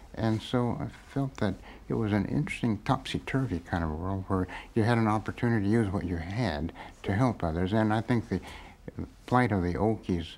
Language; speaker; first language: English; native; English